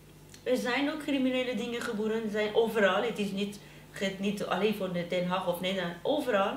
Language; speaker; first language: Dutch; non-native, fluent; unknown